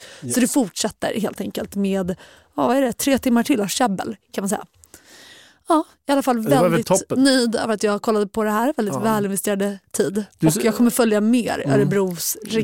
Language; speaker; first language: Swedish; native; Swedish